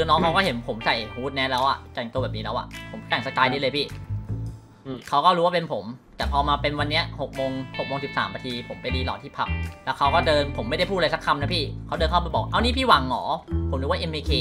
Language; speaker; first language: Thai; native; Thai